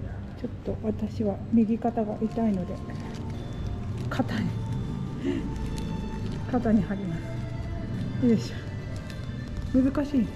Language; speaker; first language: Japanese; native; Japanese